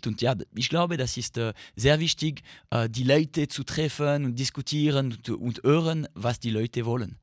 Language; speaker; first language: German; non-native, learner; French